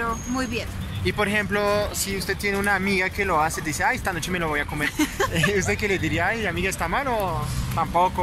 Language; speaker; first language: Spanish; non-native, fluent; French